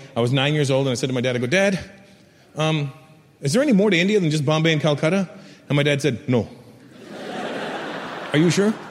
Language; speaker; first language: English; native; English